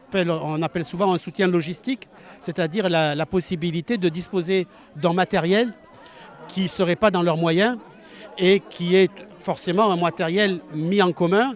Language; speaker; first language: French; native; French